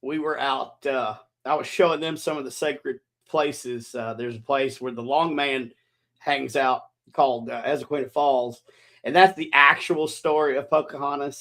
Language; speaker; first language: English; native; English